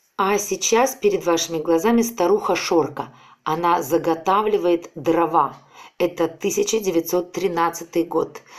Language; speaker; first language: Russian; native; Russian